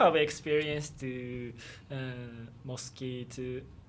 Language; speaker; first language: English; non-native, learner; Japanese